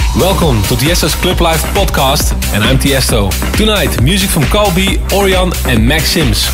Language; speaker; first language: English; non-native, fluent; Dutch